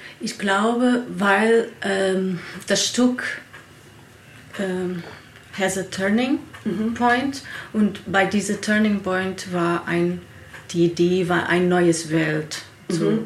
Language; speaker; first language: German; non-native, learner; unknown